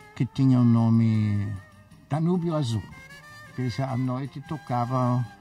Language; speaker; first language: Portuguese; non-native, fluent; German